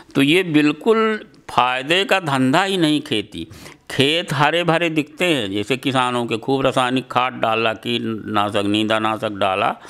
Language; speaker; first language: Hindi; native; Hindi